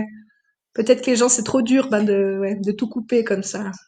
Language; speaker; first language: French; native; French